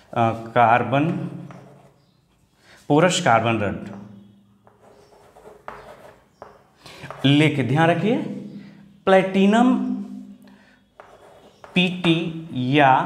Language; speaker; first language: Hindi; native; Hindi